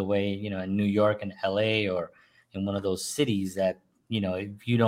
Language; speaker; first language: English; native; English